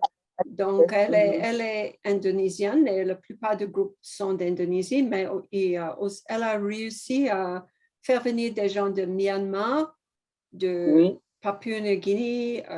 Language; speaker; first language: French; non-native, fluent; English